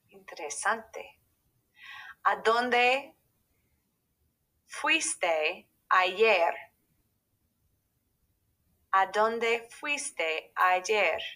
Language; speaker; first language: Spanish; non-native, fluent; English